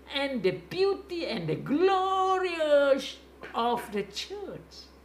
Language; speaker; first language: English; non-native, fluent; Indonesian